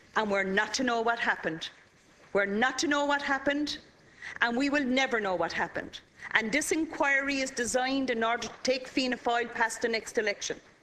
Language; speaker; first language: English; native; English